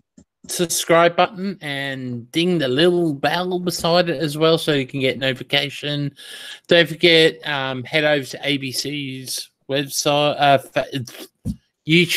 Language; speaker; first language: English; native; English